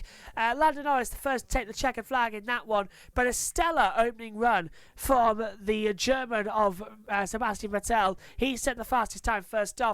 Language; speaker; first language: English; native; English